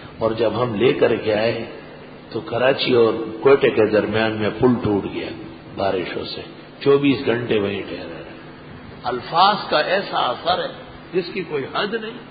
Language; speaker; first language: Urdu; non-native, local second language; Pashto